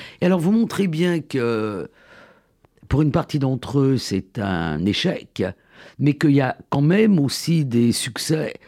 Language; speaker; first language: French; native; French